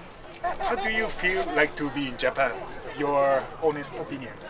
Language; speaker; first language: English; non-native, fluent; Japanese